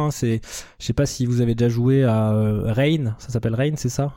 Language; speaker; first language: French; native; French